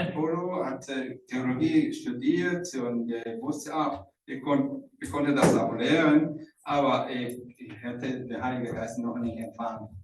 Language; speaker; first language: German; non-native, fluent; Rundi